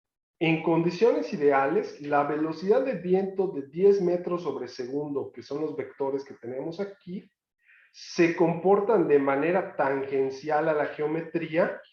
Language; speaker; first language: Spanish; native; Spanish